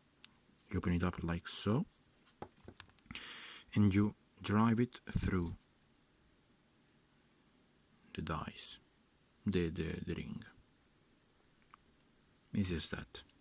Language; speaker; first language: English; non-native, fluent; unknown